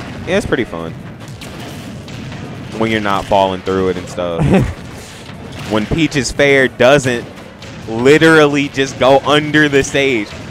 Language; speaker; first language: English; native; English